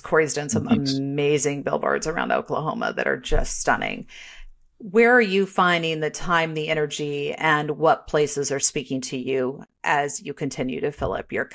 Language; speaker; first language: English; native; English